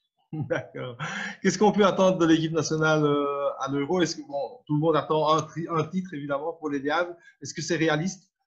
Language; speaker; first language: French; native; French